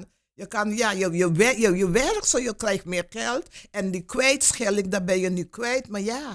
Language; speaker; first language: Dutch; non-native, local second language; Papiamento